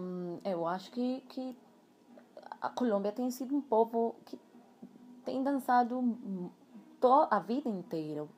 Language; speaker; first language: Portuguese; non-native, fluent; Spanish